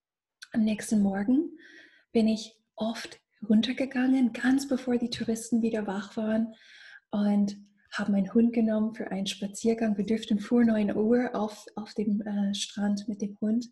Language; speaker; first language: German; non-native, fluent; English